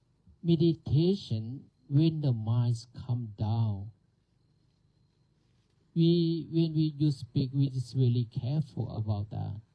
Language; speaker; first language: English; non-native, learner; Thai